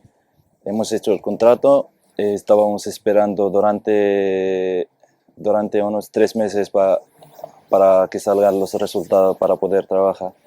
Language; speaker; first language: Spanish; non-native, fluent; Arabic